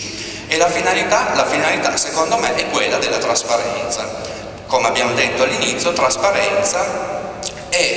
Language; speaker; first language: Italian; native; Italian